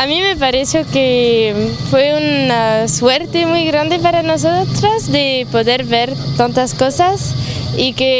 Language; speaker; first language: Spanish; non-native, fluent; French